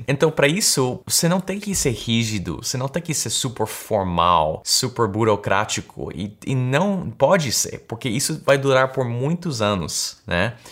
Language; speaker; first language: Portuguese; early bilingual, heritage; English